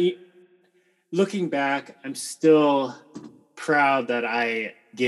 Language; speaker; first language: English; native; English